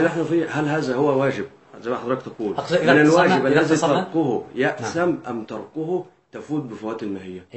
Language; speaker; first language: Arabic; native; Arabic